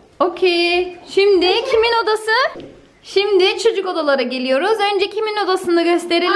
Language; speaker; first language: Turkish; early bilingual, heritage; Turkish